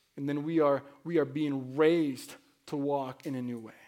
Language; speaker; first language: English; non-native, fluent; Spanish